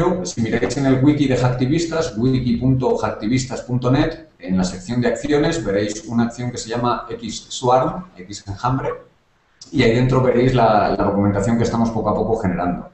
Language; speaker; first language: Spanish; native; Spanish